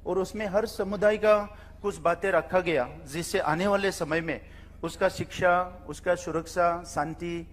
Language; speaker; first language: Hindi; non-native, local second language; Bodo